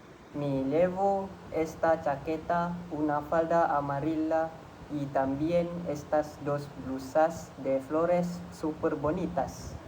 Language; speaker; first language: Spanish; non-native, learner; Malay